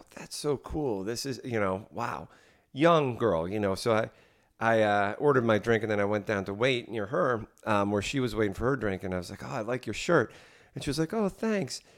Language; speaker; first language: English; native; English